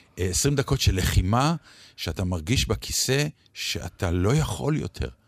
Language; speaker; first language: Hebrew; native; Hebrew